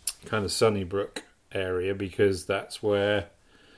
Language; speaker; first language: English; native; English